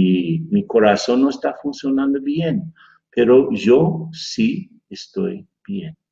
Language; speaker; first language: Spanish; non-native, fluent; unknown